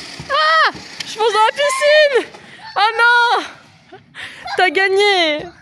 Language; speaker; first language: French; native; French